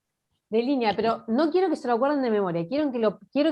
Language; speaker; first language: Spanish; native; Spanish